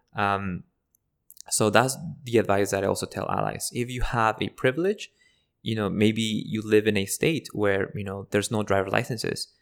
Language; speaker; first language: English; early bilingual, other home language; Spanish